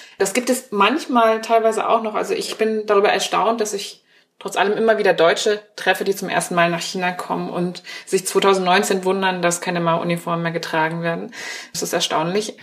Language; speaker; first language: German; early bilingual, other home language; Chinese